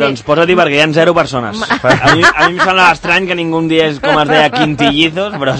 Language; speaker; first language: Catalan; native; Catalan